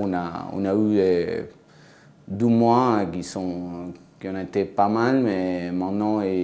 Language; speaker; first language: French; non-native, fluent; Spanish